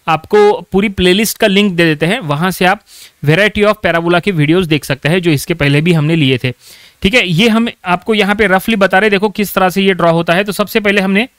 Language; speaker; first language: Hindi; non-native, local second language; Marathi